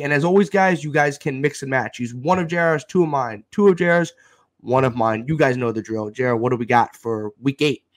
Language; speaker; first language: English; native; English